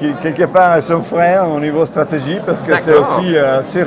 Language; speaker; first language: French; non-native, fluent; Italian